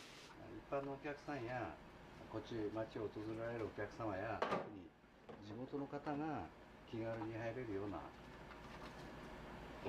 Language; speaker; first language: Japanese; native; Japanese